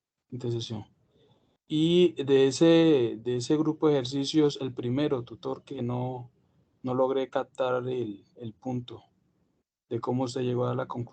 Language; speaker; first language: Spanish; native; Spanish